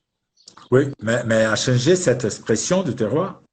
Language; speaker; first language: French; non-native, fluent; Portuguese